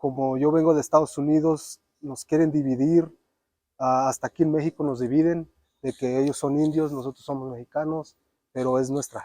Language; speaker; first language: Spanish; early bilingual, other home language; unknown